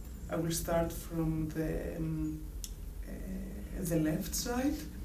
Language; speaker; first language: English; non-native, fluent; Greek